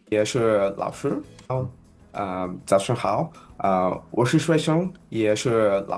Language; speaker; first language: Chinese; non-native, learner; Tamil